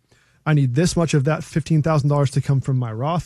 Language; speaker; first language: English; native; English